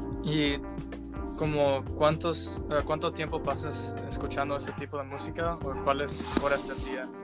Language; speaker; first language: Spanish; non-native, learner; English